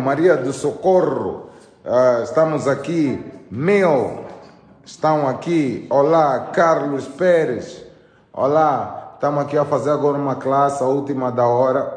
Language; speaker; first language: Portuguese; native; Portuguese